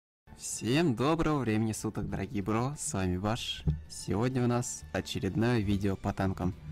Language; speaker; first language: Russian; native; Russian